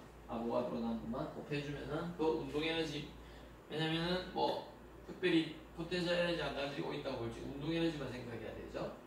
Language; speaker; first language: Korean; native; Korean